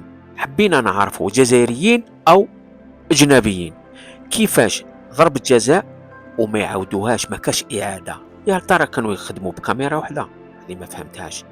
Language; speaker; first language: Arabic; non-native, local second language; Kabyle